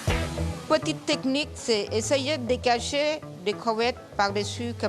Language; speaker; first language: French; non-native, fluent; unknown